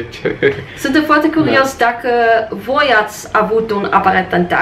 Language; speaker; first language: Romanian; non-native, learner; Dutch